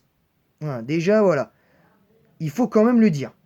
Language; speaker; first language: French; native; French